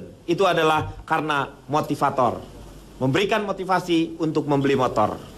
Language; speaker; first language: Indonesian; native; Indonesian